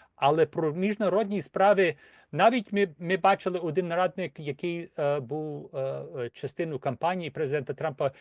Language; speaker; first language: Ukrainian; early bilingual, heritage; Ukrainian